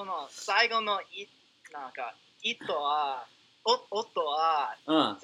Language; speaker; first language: Japanese; non-native, learner; English